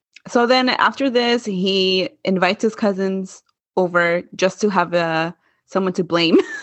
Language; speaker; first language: English; native; English